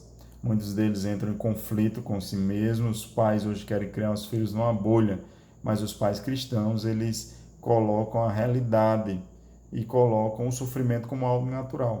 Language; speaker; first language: Portuguese; native; Portuguese